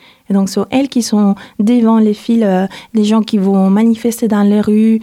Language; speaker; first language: French; non-native, fluent; Spanish